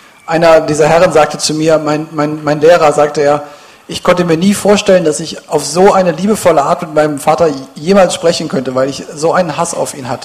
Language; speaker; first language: German; native; German